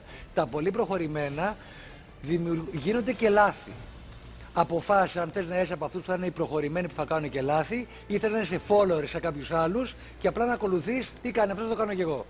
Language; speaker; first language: Greek; native; Greek